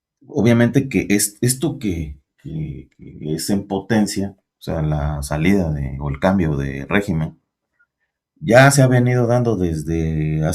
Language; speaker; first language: Spanish; native; Spanish